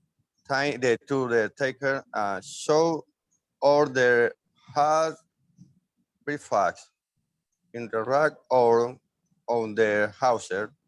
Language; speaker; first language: English; non-native, learner; Spanish